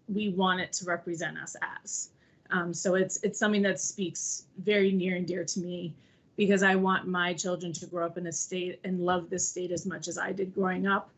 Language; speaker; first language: English; native; English